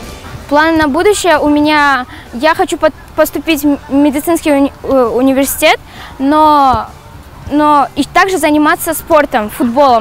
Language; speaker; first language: Russian; non-native, local second language; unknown